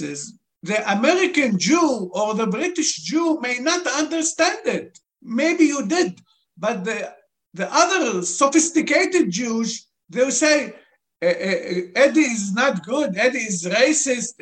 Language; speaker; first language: English; non-native, fluent; Arabic